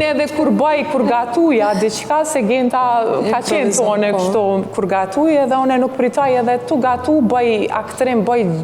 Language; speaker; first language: Albanian; native; Albanian